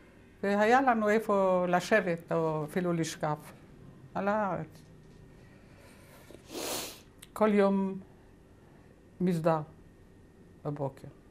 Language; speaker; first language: Hebrew; non-native, fluent; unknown